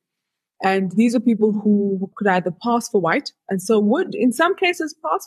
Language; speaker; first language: English; native; English